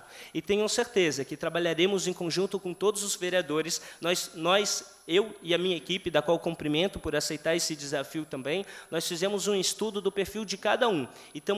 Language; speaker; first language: Portuguese; native; Portuguese